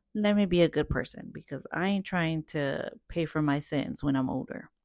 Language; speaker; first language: English; early bilingual, other home language; Spanish